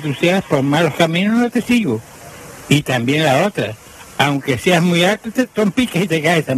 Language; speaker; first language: Spanish; native; Spanish